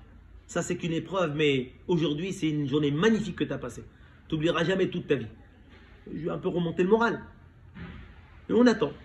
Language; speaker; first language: French; native; French